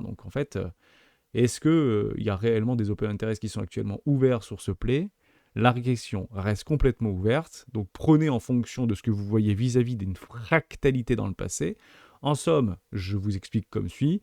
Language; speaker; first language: French; native; French